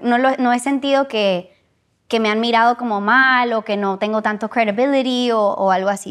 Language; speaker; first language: Spanish; early bilingual, heritage; Spanish